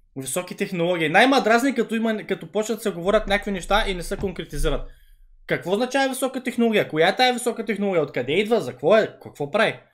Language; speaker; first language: Bulgarian; early bilingual, other home language; Vietnamese